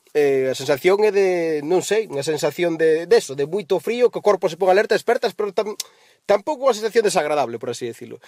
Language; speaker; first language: Galician; native; Galician